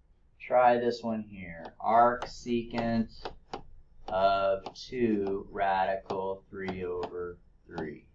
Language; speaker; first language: English; native; English